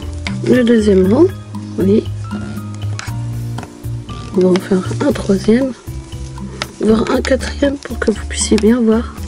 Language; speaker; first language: French; native; French